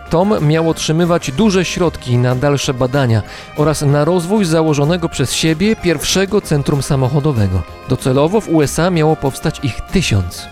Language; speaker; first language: Polish; native; Polish